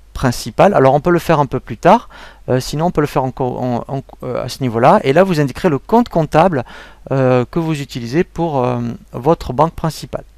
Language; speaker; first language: French; native; French